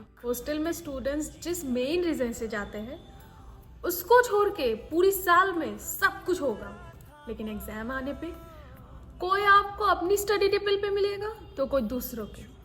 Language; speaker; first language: Hindi; native; Hindi